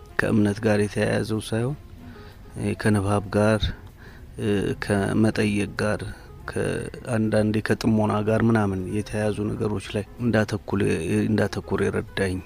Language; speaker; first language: Amharic; native; Amharic